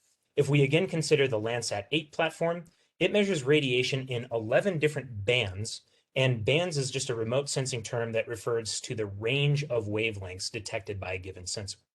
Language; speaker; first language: English; native; English